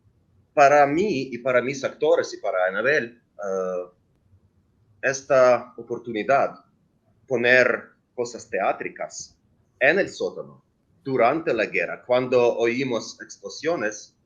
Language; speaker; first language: Spanish; non-native, learner; Ukrainian